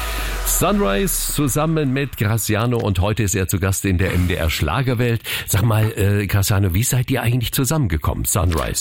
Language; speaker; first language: German; native; German